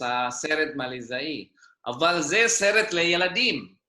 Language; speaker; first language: Hebrew; non-native, fluent; Indonesian